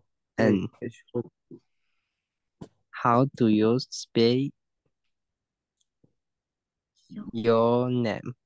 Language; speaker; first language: English; non-native, learner; Chinese